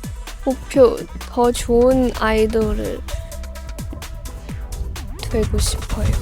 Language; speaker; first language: Korean; non-native, learner; Chinese